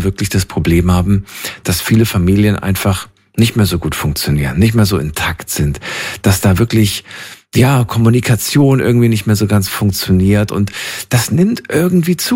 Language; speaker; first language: German; native; German